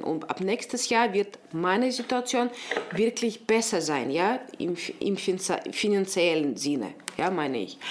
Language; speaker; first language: German; non-native, local second language; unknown